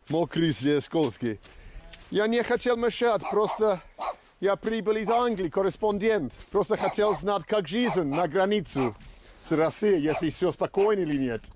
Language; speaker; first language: Russian; non-native, learner; English